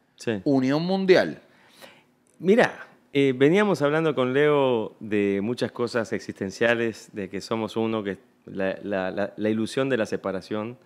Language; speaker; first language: Spanish; native; Spanish